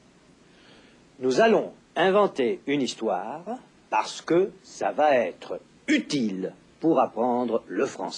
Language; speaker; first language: French; native; French